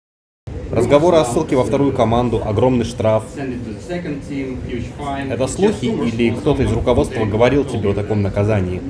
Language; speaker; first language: Russian; native; Russian